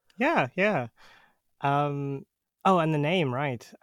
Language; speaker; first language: English; native; English